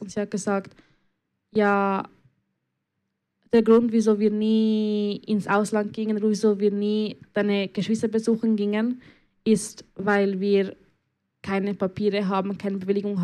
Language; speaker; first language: German; early bilingual, other home language; Spanish